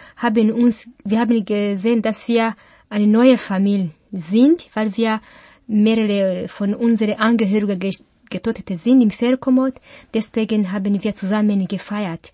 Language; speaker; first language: German; non-native, learner; Kinyarwanda